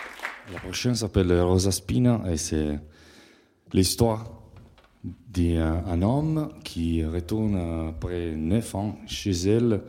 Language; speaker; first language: French; non-native, learner; Italian